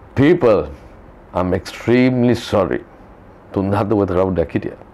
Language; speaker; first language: English; non-native, local second language; Sinhala